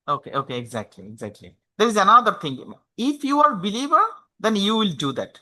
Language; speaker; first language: English; non-native, local second language; Bangla